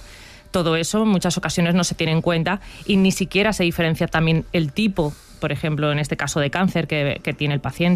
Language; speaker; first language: Spanish; native; Spanish